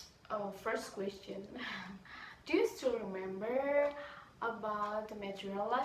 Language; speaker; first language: English; non-native, learner; Indonesian